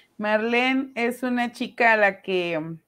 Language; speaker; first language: Spanish; native; Spanish